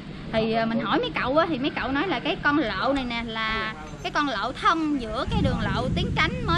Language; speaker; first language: Vietnamese; native; Vietnamese